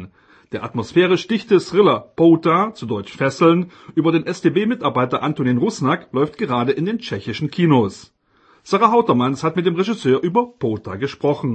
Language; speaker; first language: German; native; German